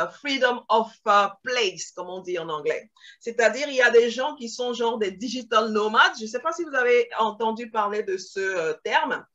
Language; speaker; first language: French; early bilingual, other home language; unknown